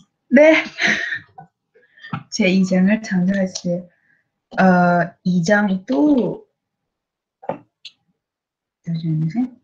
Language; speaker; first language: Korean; non-native, learner; Indonesian